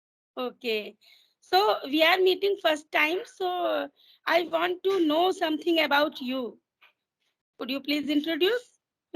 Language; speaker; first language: English; non-native, fluent; Hindi